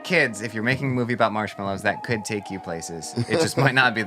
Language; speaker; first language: English; native; English